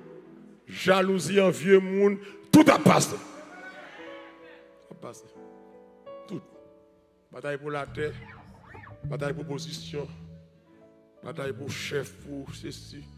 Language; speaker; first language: French; non-native, learner; Haitian Creole